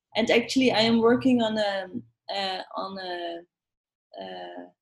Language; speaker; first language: English; non-native, fluent; Dutch